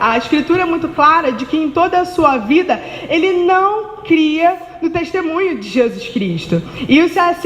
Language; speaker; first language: Portuguese; native; Portuguese